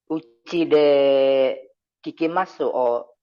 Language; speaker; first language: Japanese; non-native, learner; Indonesian